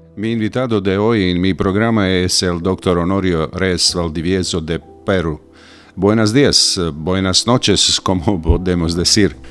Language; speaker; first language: Spanish; non-native, learner; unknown